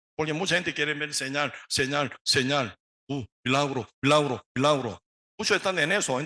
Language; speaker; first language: Spanish; non-native, learner; Korean